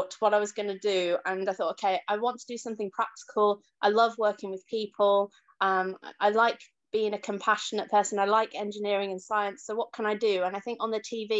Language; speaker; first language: English; native; English